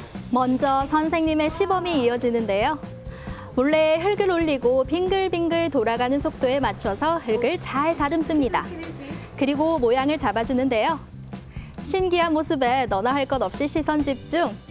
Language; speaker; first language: Korean; native; Korean